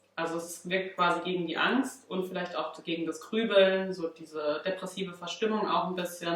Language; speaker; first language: German; native; German